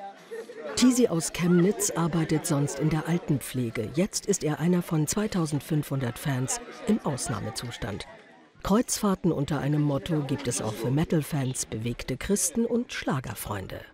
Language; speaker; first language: German; native; German